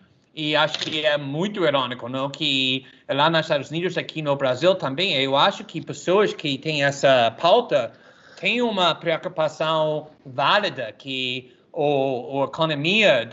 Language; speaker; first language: Portuguese; non-native, fluent; English